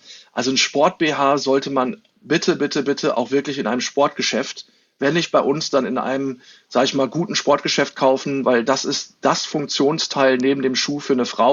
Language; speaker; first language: German; native; German